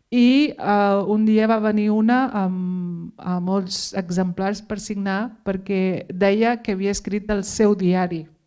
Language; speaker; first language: Catalan; early bilingual, other home language; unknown